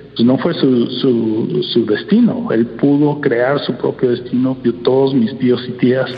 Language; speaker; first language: Spanish; early bilingual, heritage; Spanish